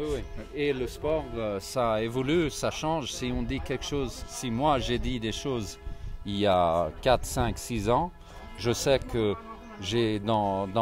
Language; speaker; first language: French; non-native, fluent; Swedish